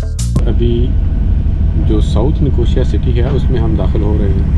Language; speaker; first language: Hindi; native; Hindi